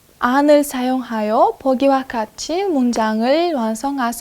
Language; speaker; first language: Korean; non-native, fluent; Kyrgyz